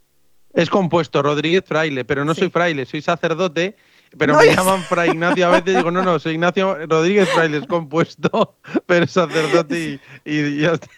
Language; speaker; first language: Spanish; native; Spanish